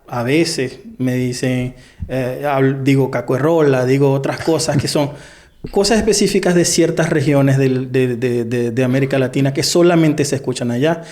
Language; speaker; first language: Spanish; native; Spanish